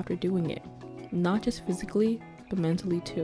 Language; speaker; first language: English; native; English